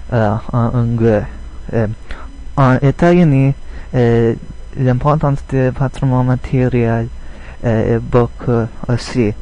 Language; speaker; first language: French; non-native, learner; English